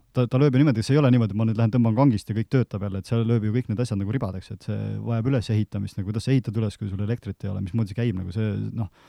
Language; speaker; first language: Estonian; native; Estonian